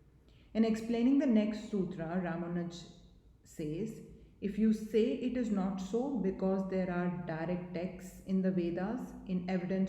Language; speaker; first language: English; non-native, local second language; Hindi